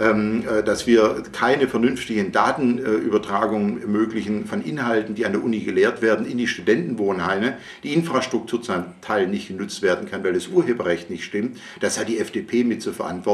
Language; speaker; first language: German; native; German